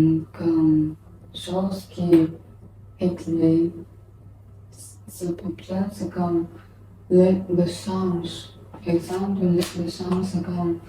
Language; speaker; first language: French; non-native, learner; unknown